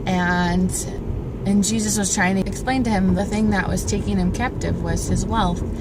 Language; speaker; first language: English; native; English